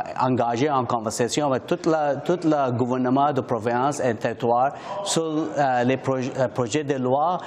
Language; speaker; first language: French; non-native, learner; English